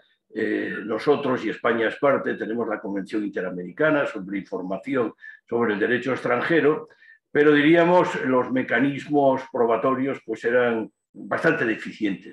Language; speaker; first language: Spanish; native; Spanish